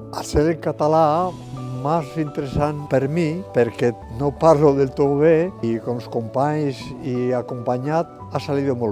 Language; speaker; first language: Catalan; non-native, learner; Spanish